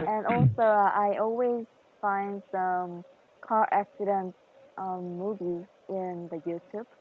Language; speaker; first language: English; non-native, learner; Korean